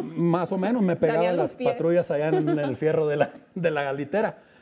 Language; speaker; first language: Spanish; native; Spanish